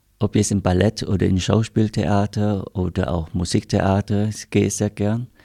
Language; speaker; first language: German; non-native, fluent; Vietnamese